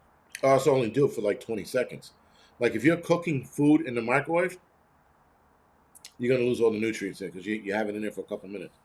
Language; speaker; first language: English; native; English